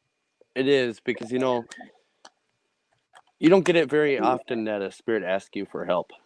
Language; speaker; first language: English; native; English